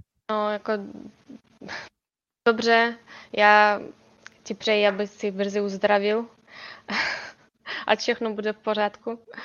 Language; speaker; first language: Czech; non-native, fluent; Ukrainian